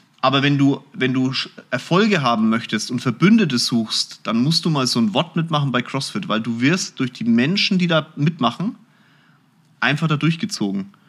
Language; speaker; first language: German; early bilingual, other home language; Turkish